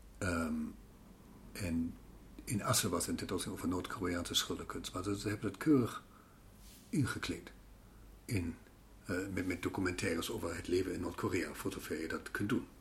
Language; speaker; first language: Dutch; non-native, fluent; German